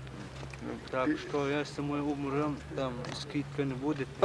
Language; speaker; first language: Russian; non-native, fluent; Turkmen